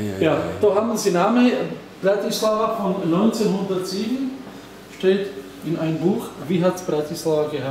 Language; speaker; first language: German; non-native, learner; Slovak